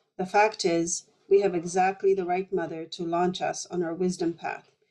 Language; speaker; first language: English; early bilingual, other home language; Polish